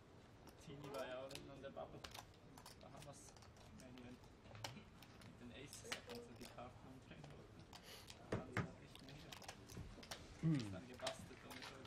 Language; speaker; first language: German; native; German